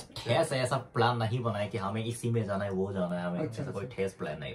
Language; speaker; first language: Hindi; non-native, fluent; Korean